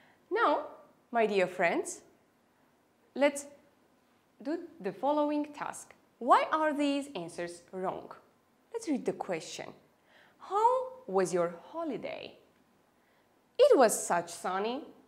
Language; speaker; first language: English; non-native, fluent; Armenian